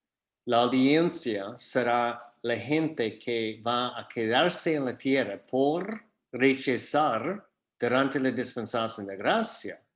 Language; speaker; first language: Spanish; non-native, fluent; English